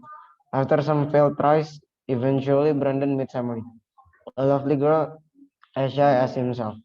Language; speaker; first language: English; non-native, learner; Indonesian